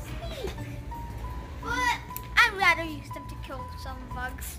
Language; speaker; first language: English; native; English